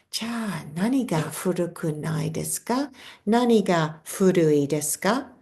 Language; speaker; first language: Japanese; non-native, fluent; English